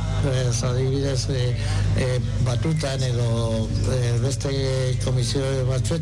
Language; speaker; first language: Basque; non-native, local second language; Spanish